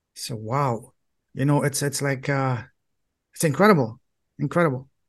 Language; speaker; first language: English; non-native, fluent; French